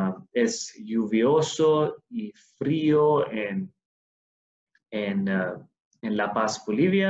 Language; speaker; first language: Spanish; non-native, fluent; Swedish